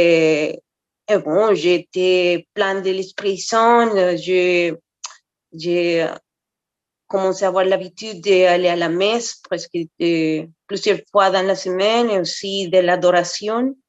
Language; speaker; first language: French; non-native, fluent; Spanish